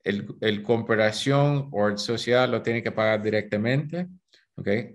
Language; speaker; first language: Spanish; early bilingual, heritage; Spanish